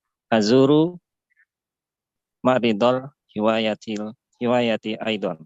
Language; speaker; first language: Arabic; non-native, learner; Indonesian